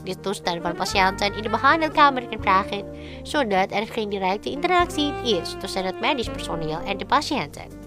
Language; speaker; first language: Dutch; non-native, learner; Indonesian